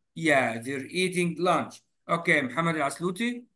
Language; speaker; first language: English; non-native, fluent; Arabic